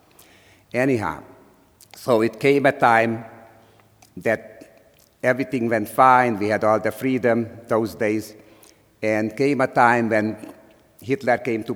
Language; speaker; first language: English; non-native, fluent; Slovak